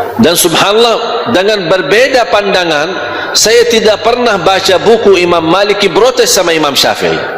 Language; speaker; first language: Malay; non-native, fluent; Arabic